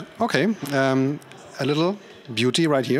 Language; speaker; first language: English; non-native, fluent; German